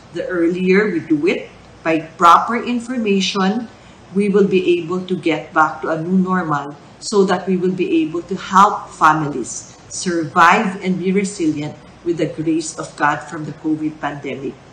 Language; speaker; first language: English; non-native, local second language; Chavacano